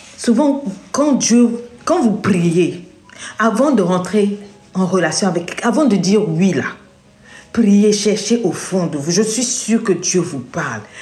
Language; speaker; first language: French; non-native, local second language; Lingala